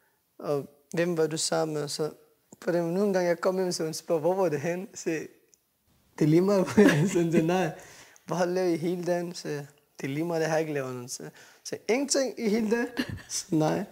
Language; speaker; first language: Danish; non-native, learner; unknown